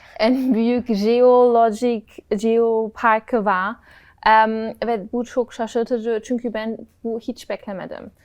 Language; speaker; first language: Turkish; non-native, learner; German